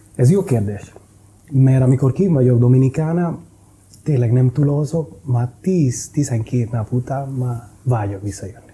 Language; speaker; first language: Hungarian; non-native, fluent; Spanish